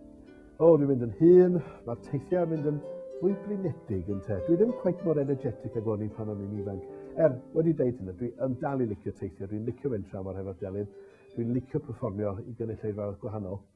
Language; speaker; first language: Welsh; native; Welsh